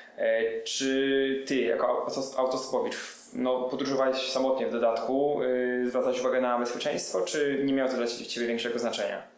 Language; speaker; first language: Polish; native; Polish